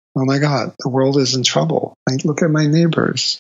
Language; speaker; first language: English; native; English